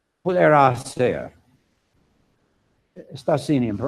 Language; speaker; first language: Spanish; non-native, learner; English